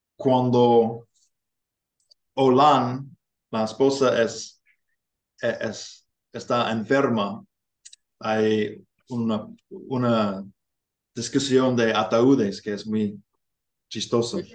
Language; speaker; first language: Spanish; non-native, learner; English